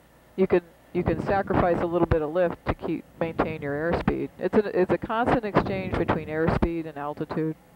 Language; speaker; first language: English; native; English